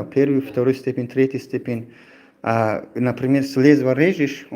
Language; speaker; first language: Russian; non-native, learner; Tajik